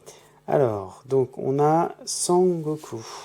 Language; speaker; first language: French; native; French